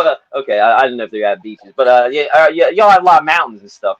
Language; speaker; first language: English; native; English